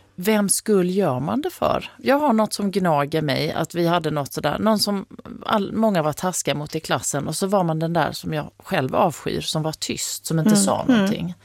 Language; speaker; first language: Swedish; native; Swedish